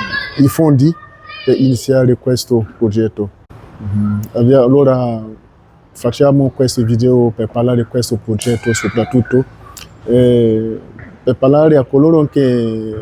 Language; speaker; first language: Italian; non-native, learner; French